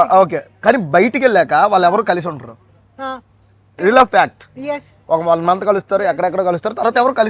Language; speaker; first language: Telugu; native; Telugu